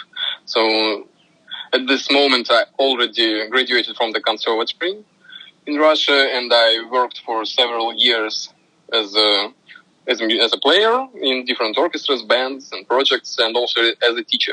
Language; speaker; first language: English; non-native, fluent; Russian